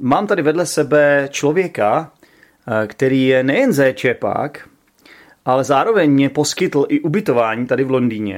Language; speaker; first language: Czech; native; Czech